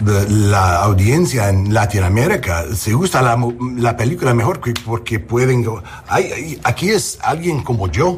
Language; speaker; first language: Spanish; non-native, learner; English